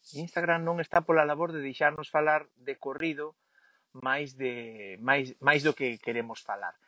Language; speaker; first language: Galician; non-native, local second language; Spanish